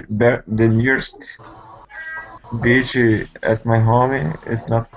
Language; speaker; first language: English; non-native, learner; Portuguese